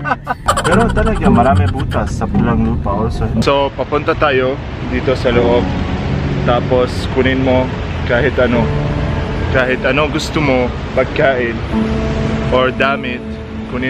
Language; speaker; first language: Filipino; non-native, learner; Arabic